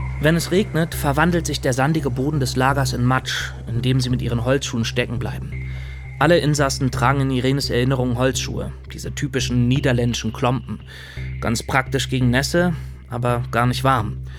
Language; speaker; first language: German; native; German